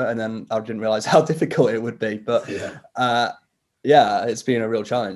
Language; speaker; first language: English; native; English